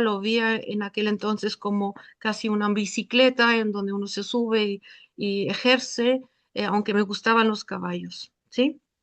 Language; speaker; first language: Spanish; non-native, fluent; German